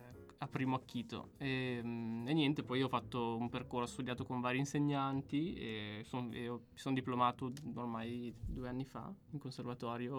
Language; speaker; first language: Italian; native; Italian